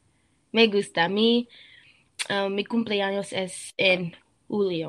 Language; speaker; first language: Spanish; non-native, learner; English